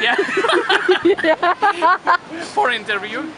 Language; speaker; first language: English; non-native, learner; Russian